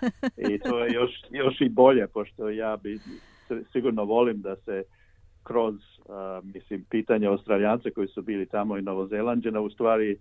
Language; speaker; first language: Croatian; early bilingual, heritage; Croatian